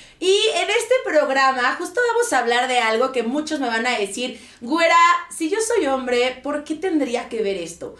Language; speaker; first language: Spanish; native; Spanish